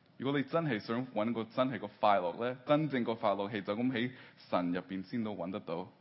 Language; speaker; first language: Cantonese; early bilingual, heritage; Cantonese